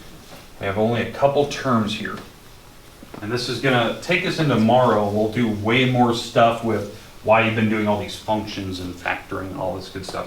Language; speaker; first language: English; native; English